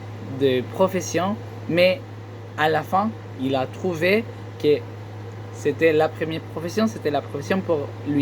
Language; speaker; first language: French; non-native, learner; Spanish